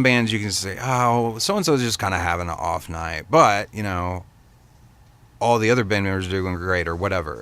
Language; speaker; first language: English; native; English